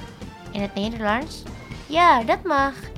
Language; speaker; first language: Dutch; non-native, learner; Indonesian